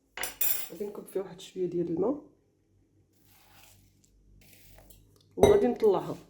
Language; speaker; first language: Arabic; native; Arabic